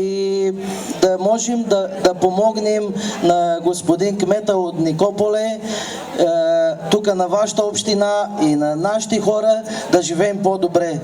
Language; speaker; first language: Bulgarian; early bilingual, heritage; Bulgarian